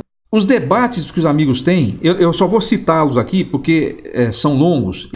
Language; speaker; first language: Portuguese; native; Portuguese